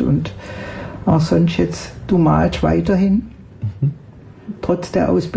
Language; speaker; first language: German; native; German